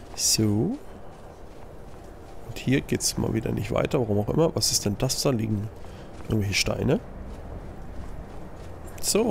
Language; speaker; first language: German; native; German